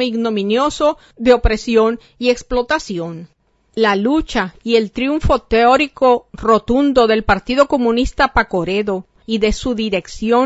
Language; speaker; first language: Spanish; native; Spanish